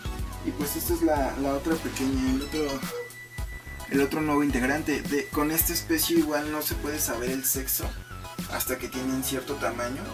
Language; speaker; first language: Spanish; native; Spanish